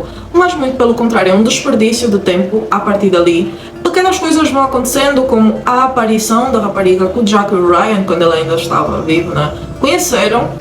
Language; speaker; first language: Portuguese; native; Portuguese